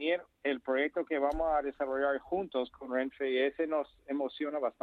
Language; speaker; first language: Spanish; non-native, fluent; English